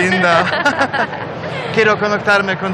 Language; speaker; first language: Spanish; non-native, learner; Polish